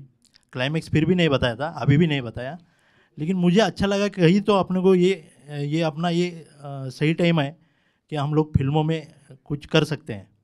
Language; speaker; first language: Hindi; non-native, local second language; Marathi